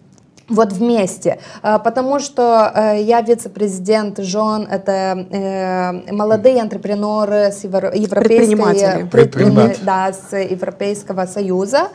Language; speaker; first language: Russian; non-native, local second language; Romanian